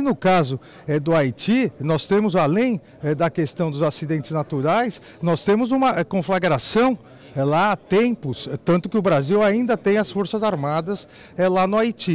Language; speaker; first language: Portuguese; native; Portuguese